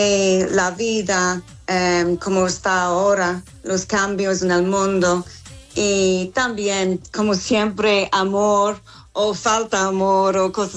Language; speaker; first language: Spanish; non-native, learner; English